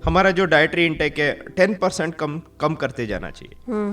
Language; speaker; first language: Hindi; non-native, local second language; Kannada